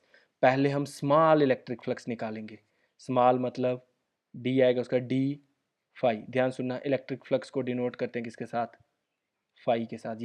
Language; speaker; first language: Hindi; native; Hindi